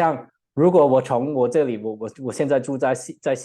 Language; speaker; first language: Chinese; non-native, learner; English